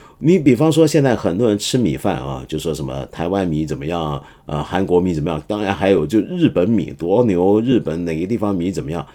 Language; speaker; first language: Chinese; non-native, local second language; Cantonese